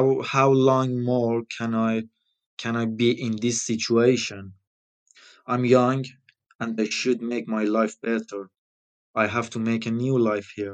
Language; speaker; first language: English; non-native, fluent; Persian